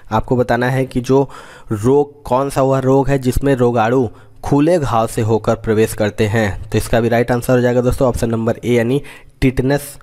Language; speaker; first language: Hindi; native; Hindi